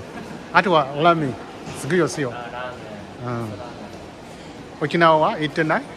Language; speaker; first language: Japanese; non-native, learner; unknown